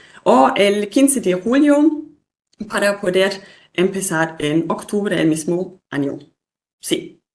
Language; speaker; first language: Spanish; non-native, fluent; German